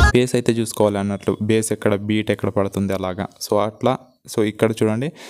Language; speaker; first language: Telugu; non-native, local second language; Gondi